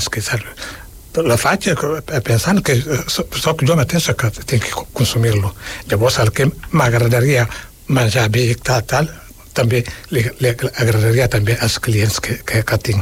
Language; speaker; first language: Catalan; non-native, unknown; Wolof